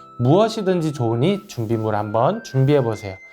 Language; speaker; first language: Korean; native; Korean